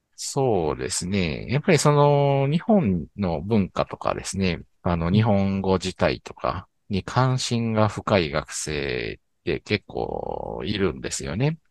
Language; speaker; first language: Japanese; native; Japanese